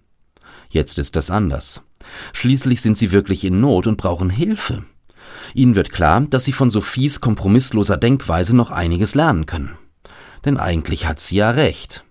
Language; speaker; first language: German; native; German